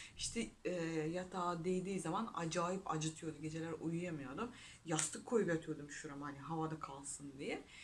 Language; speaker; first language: Turkish; non-native, fluent; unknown